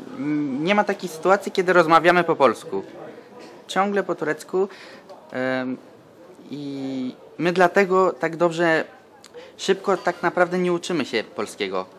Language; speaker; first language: Polish; early bilingual, other home language; Turkish